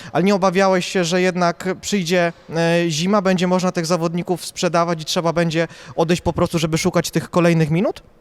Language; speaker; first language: Polish; native; Polish